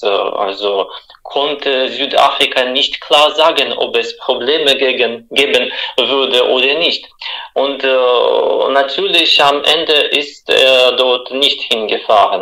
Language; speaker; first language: German; non-native, fluent; Russian